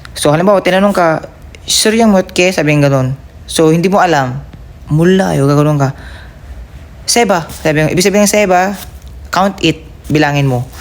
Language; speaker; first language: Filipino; native; Filipino